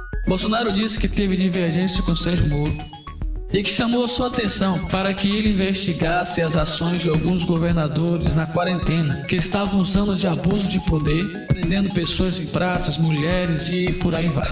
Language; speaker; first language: Portuguese; native; Portuguese